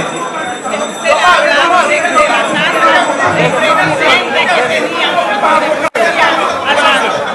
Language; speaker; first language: Spanish; non-native, fluent; Haitian Creole